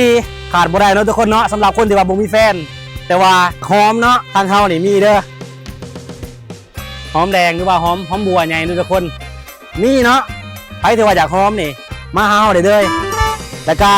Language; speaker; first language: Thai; non-native, local second language; Northeastern Thai